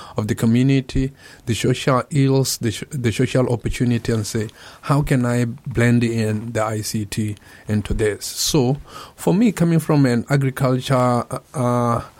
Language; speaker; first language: English; non-native, local second language; Tswana